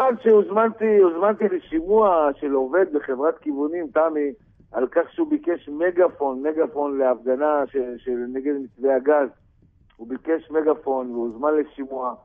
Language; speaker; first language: Hebrew; native; Hebrew